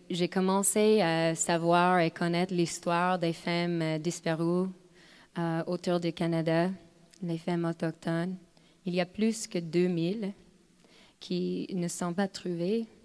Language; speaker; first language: French; non-native, fluent; English